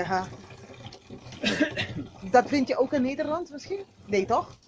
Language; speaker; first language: Dutch; non-native, learner; Spanish